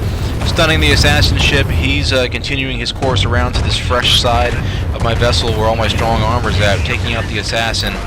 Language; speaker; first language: English; native; English